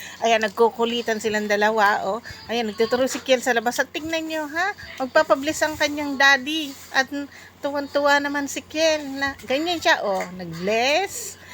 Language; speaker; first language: Filipino; native; Filipino